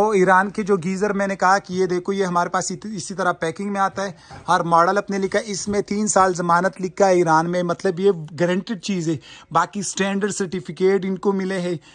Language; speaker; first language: Urdu; non-native, local second language; Pashto